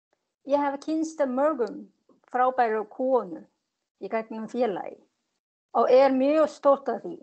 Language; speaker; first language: Icelandic; non-native, learner; Chinese